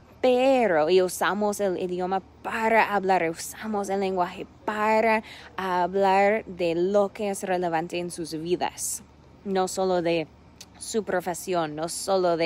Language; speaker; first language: Spanish; non-native, fluent; English